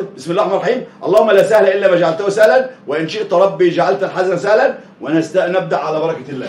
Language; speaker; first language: Arabic; native; Arabic